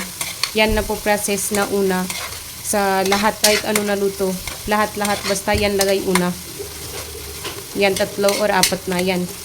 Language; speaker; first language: Filipino; non-native, learner; Punjabi